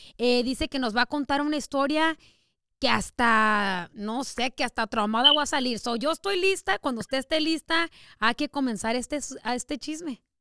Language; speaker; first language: Spanish; early bilingual, heritage; Spanish